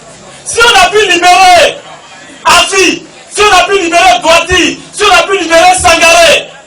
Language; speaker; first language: French; non-native, local second language; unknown